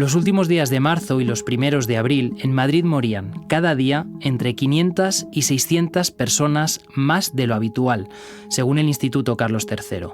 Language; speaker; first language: Spanish; native; Spanish